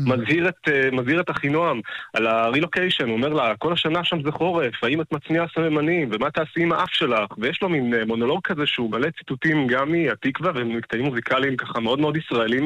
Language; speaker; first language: Hebrew; native; Hebrew